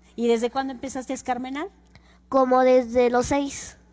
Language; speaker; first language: Spanish; native; Spanish